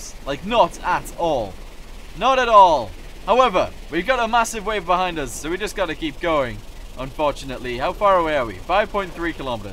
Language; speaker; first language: English; native; English